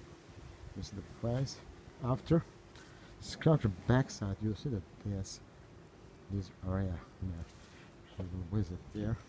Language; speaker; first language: English; non-native, learner; Turkish